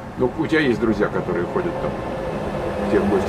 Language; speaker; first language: Russian; native; Russian